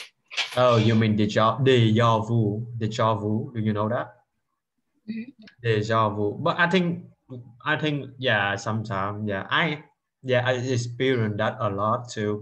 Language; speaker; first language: English; non-native, fluent; Vietnamese